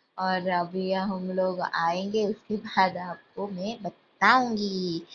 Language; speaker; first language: Hindi; non-native, local second language; Gujarati